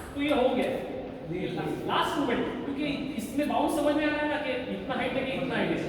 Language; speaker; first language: Hindi; non-native, local second language; Marathi